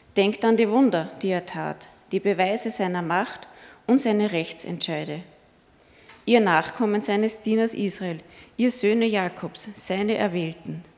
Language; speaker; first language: German; native; German